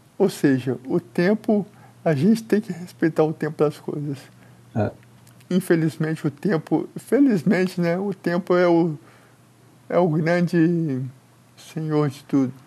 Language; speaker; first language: Portuguese; native; Portuguese